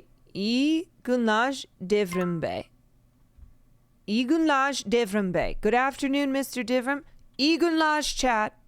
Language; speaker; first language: Turkish; non-native, learner; English